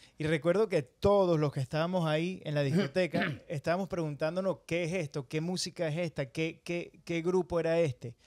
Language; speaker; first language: Spanish; native; Spanish